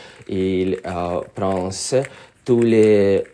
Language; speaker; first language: French; non-native, learner; Russian